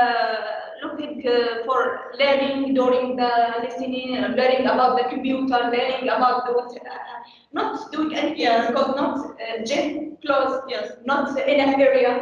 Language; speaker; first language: English; non-native, learner; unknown